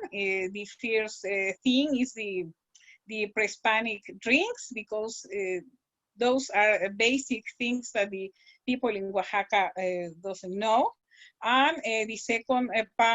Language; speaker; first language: English; non-native, learner; Spanish